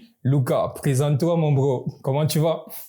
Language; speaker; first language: French; native; French